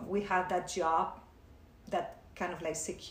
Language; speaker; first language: English; non-native, fluent; Spanish